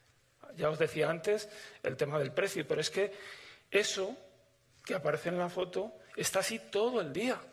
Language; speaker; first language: Spanish; native; Spanish